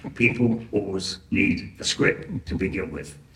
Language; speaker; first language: English; native; English